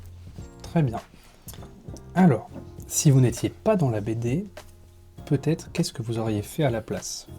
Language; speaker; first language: French; native; French